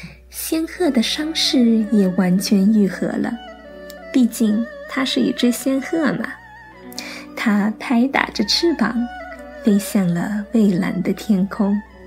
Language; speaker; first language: Chinese; early bilingual, heritage; Chinese